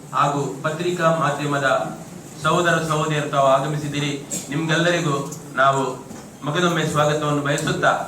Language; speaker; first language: Kannada; non-native, local second language; Konkani